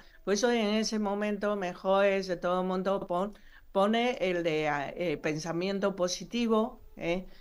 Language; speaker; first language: Spanish; non-native, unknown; Chinese